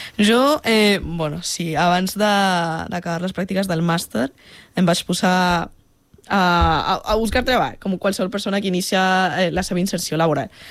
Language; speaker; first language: Catalan; non-native, fluent; Spanish